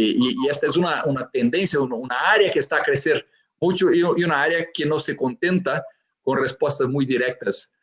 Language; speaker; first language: Spanish; non-native, fluent; Portuguese